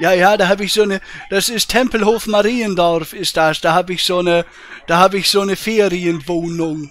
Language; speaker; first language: German; native; German